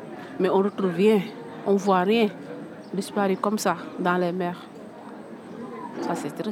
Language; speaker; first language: French; non-native, local second language; Fula